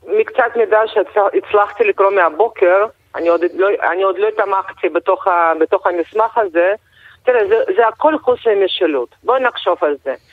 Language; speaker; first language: Hebrew; non-native, fluent; Russian